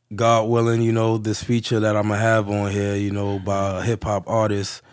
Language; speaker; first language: English; native; English